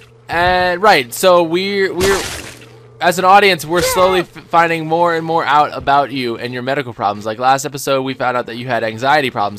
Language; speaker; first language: English; native; English